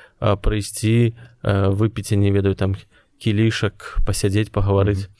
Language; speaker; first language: Belarusian; non-native, local second language; Russian